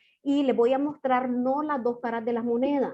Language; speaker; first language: Spanish; native; Spanish